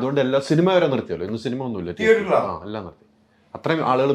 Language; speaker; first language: Malayalam; native; Malayalam